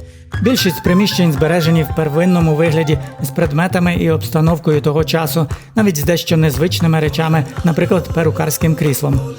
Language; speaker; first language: Ukrainian; native; Ukrainian